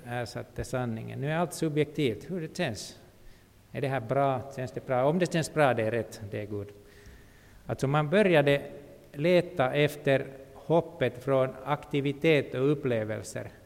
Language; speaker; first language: Swedish; non-native, local second language; Finnish